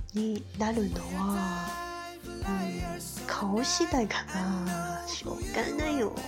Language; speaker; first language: Japanese; non-native, fluent; Chinese